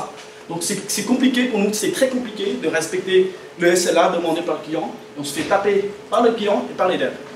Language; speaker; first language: French; native; French